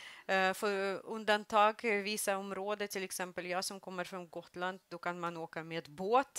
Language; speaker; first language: Swedish; non-native, fluent; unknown